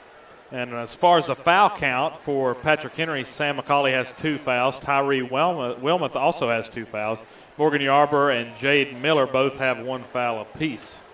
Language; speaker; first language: English; native; English